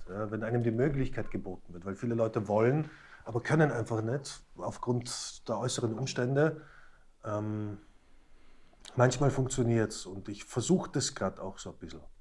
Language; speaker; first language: German; early bilingual, other home language; Slovak